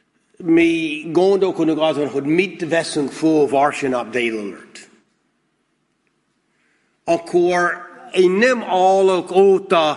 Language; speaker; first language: Hungarian; non-native, fluent; English